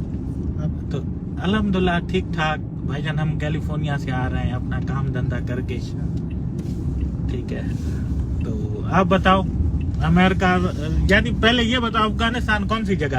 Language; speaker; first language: Hindi; non-native, local second language; Sindhi